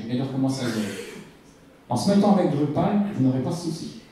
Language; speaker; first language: French; native; French